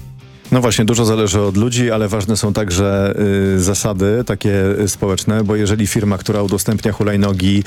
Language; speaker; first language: Polish; native; Polish